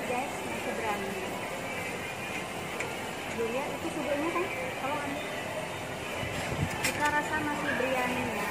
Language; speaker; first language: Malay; non-native, local second language; Sundanese